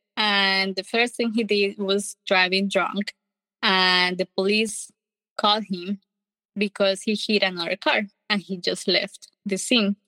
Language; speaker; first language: English; non-native, fluent; Spanish